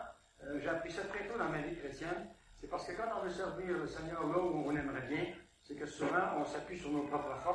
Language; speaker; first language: French; native; French